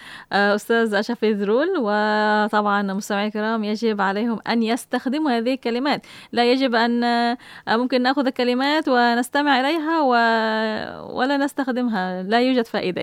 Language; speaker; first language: Arabic; non-native, fluent; Malay